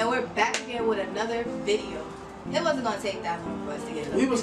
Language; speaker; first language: English; native; English